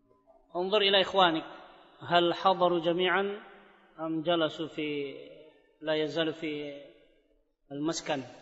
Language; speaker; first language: Arabic; non-native, fluent; Indonesian